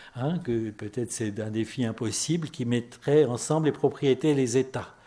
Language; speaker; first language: French; native; French